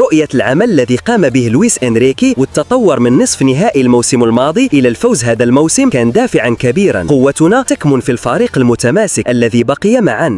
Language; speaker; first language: Arabic; native; Arabic